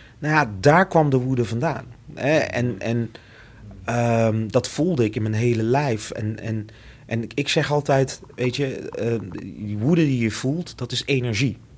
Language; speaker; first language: Dutch; early bilingual, other home language; Lingala